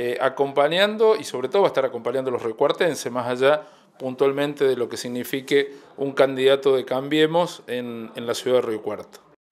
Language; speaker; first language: Spanish; native; Spanish